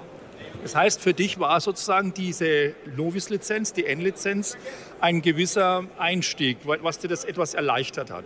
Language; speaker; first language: German; native; German